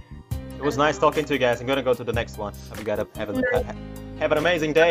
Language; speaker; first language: English; non-native, fluent; Indonesian